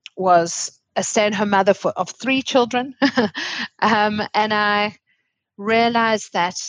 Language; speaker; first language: English; native; English